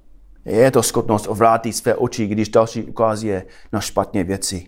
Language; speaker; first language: Czech; non-native, fluent; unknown